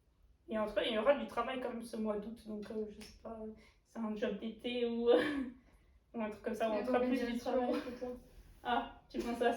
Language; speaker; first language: French; native; French